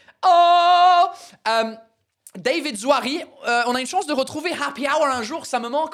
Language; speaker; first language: French; non-native, fluent; English